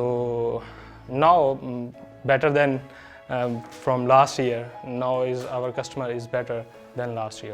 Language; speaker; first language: English; non-native, learner; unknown